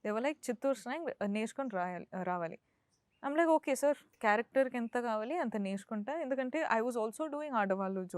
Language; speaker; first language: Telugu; non-native, local second language; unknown